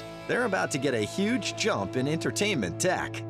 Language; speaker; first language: English; native; English